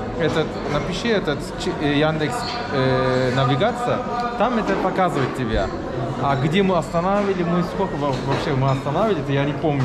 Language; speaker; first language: Russian; non-native, learner; Turkish